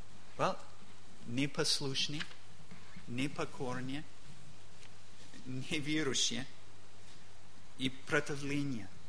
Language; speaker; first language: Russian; non-native, learner; English